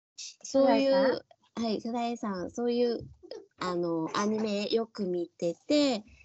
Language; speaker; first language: Japanese; non-native, fluent; Vietnamese